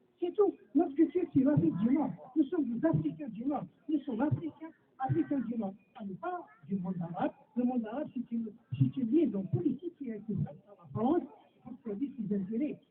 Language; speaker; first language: French; non-native, local second language; Kabyle